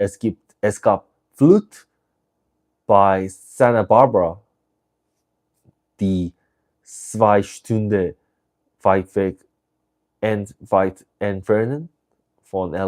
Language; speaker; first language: German; non-native, learner; English